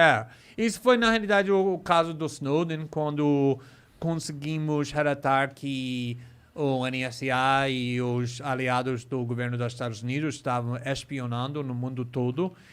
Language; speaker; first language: Portuguese; non-native, fluent; English